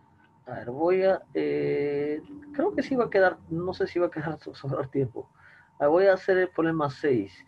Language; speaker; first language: Spanish; native; Spanish